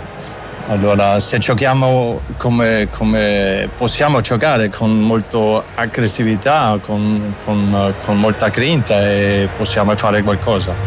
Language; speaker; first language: Italian; non-native, learner; German